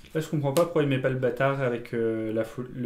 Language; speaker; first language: French; native; French